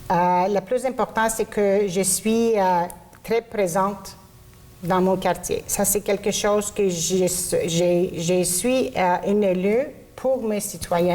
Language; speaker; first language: French; non-native, local second language; Greek